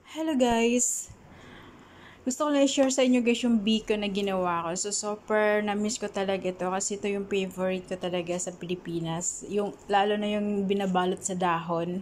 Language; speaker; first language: Filipino; non-native, local second language; Bikol